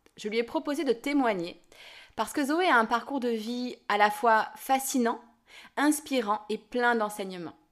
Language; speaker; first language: French; native; French